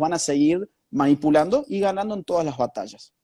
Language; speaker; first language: Spanish; native; Spanish